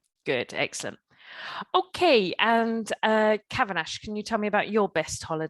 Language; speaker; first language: English; native; English